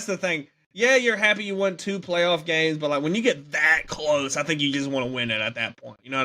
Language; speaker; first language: English; native; English